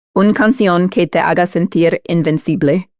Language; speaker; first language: Spanish; non-native, fluent; English